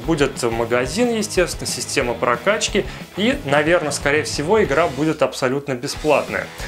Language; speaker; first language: Russian; native; Russian